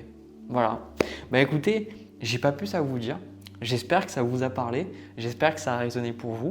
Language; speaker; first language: French; native; French